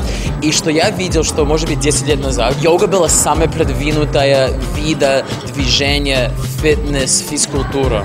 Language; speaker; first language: Russian; non-native, fluent; English